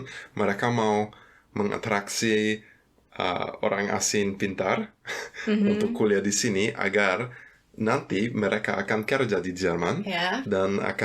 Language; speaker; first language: Indonesian; non-native, fluent; German